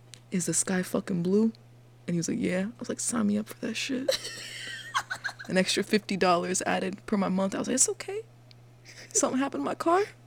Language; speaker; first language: English; early bilingual, other home language; Spanish